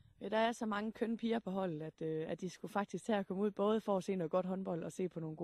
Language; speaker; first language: Danish; native; Danish